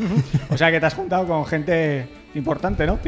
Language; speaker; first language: Spanish; native; Spanish